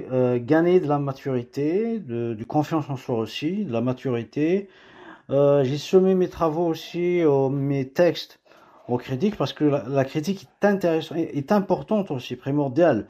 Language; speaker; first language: French; non-native, local second language; Kabyle